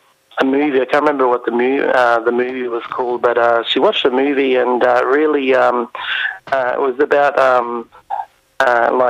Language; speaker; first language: English; native; English